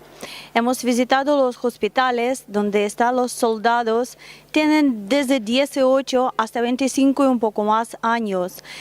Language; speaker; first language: Spanish; non-native, learner; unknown